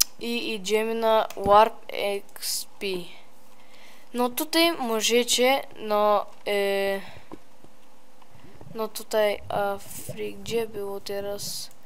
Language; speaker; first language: Polish; early bilingual, heritage; Polish